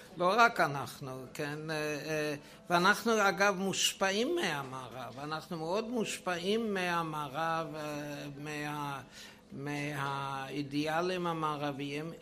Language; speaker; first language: Hebrew; non-native, fluent; German